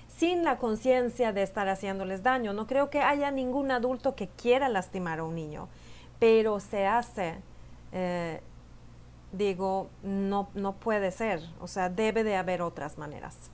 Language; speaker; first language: Spanish; non-native, fluent; Swedish